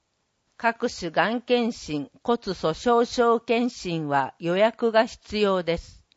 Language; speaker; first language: Japanese; native; Japanese